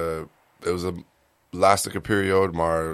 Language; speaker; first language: Dutch; non-native, learner; English